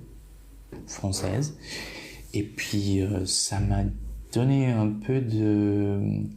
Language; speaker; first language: French; non-native, fluent; Polish